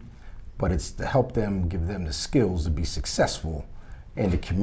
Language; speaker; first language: English; native; English